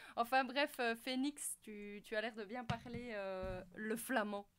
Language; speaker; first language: French; native; French